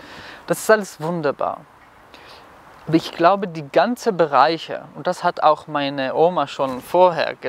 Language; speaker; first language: German; non-native, fluent; Hebrew